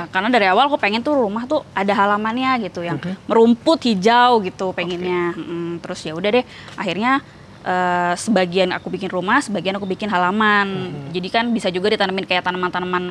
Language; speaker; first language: Indonesian; native; Indonesian